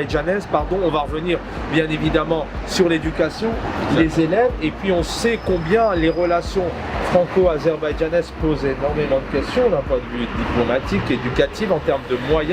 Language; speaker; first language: French; native; French